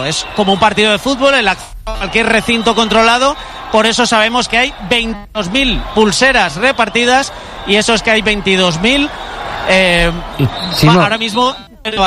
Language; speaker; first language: Spanish; native; Spanish